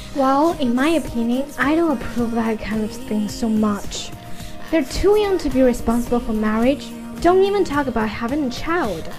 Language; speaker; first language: English; non-native, fluent; Chinese